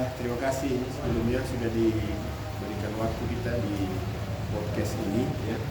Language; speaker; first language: Indonesian; native; Indonesian